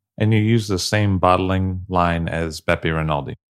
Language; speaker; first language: English; native; English